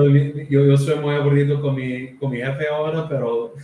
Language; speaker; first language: Spanish; non-native, learner; English